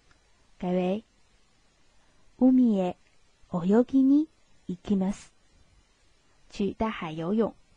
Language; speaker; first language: Japanese; non-native, fluent; Chinese